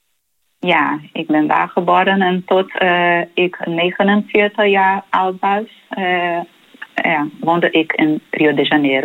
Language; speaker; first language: Dutch; non-native, fluent; Portuguese